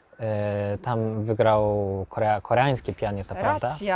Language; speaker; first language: Polish; non-native, learner; Korean